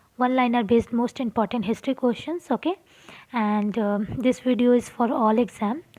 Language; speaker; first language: English; non-native, local second language; Hindi